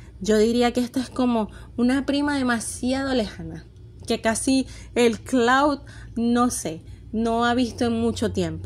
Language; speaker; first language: Spanish; native; Spanish